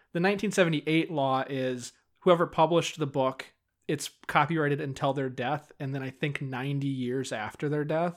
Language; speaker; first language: English; native; English